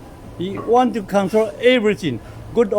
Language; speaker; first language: English; non-native, learner; Chinese